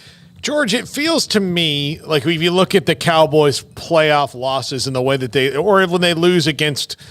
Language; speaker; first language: English; native; English